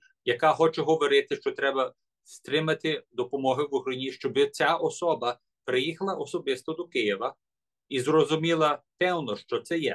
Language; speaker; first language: Ukrainian; early bilingual, heritage; English